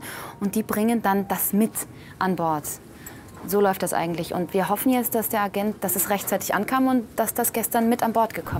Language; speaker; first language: German; native; German